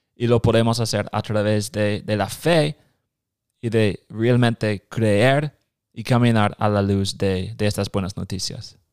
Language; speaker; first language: Spanish; non-native, fluent; English